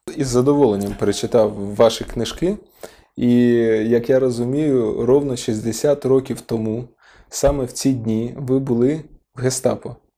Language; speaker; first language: Ukrainian; non-native, local second language; Russian